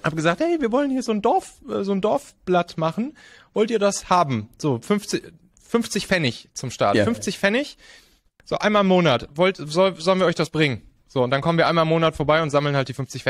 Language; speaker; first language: German; native; German